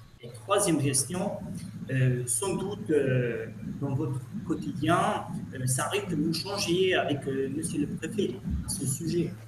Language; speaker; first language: French; non-native, learner; Albanian